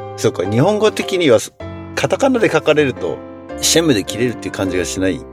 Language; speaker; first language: Japanese; native; Japanese